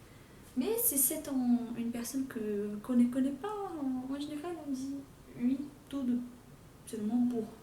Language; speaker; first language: French; non-native, fluent; Portuguese